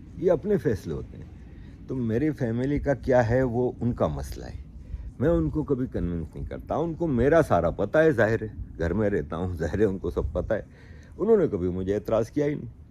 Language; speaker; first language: Urdu; native; Urdu